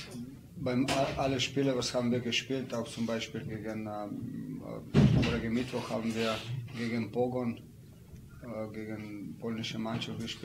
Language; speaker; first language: German; non-native, learner; Slovenian